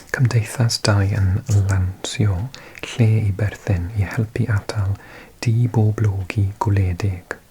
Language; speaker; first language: Welsh; non-native, learner; English